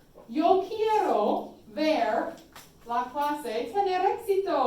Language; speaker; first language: Spanish; non-native, fluent; English